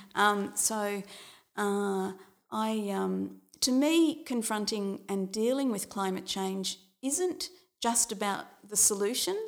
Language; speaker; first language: English; native; English